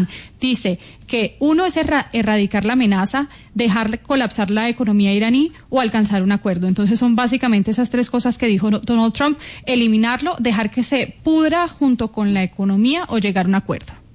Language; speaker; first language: Spanish; native; Spanish